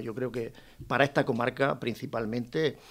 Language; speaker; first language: Spanish; native; Spanish